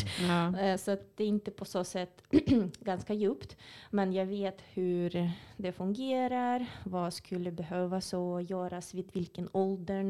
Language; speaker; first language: Swedish; non-native, fluent; Russian